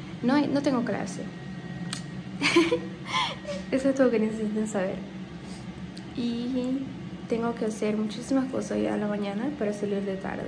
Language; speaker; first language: Spanish; non-native, fluent; Portuguese